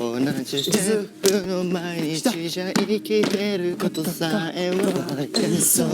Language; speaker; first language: Japanese; native; Japanese